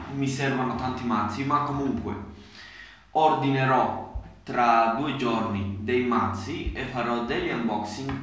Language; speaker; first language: Italian; early bilingual, other home language; Spanish